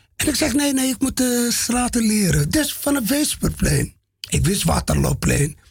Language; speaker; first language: Dutch; non-native, fluent; Arabic